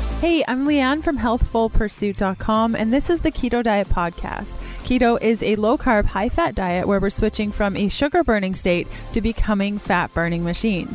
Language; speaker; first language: English; native; English